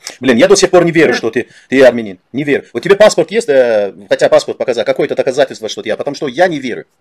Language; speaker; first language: Russian; non-native, local second language; Azerbaijani